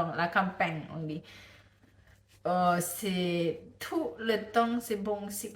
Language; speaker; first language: French; non-native, learner; Thai